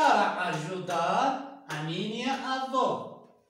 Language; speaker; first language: Portuguese; non-native, learner; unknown